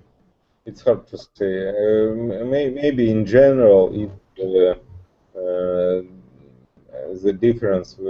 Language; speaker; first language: English; non-native, learner; Russian